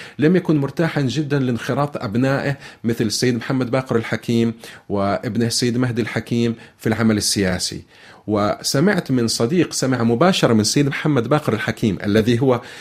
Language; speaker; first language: Arabic; native; Arabic